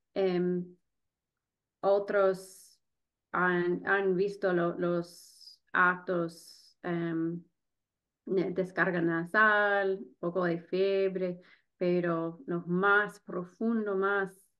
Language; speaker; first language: Spanish; non-native, fluent; English